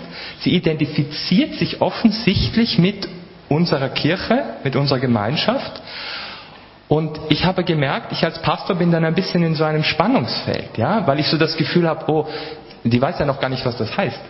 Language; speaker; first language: German; native; German